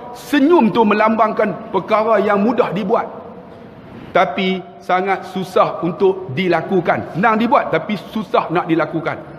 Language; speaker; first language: Malay; native; Malay